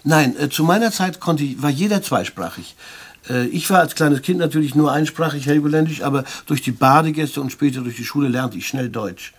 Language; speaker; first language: German; native; German